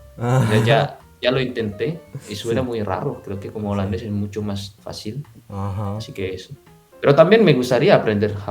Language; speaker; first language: Spanish; non-native, fluent; Indonesian